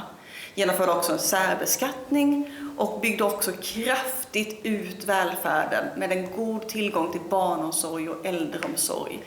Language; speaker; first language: Swedish; native; Swedish